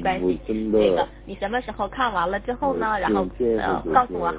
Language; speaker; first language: Chinese; native; Chinese